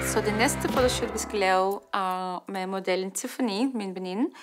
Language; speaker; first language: Danish; early bilingual, heritage; Danish